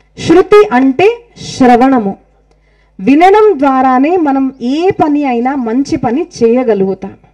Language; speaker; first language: Telugu; non-native, local second language; Marathi